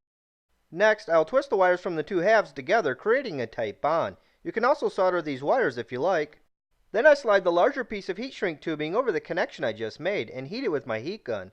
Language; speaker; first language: English; native; English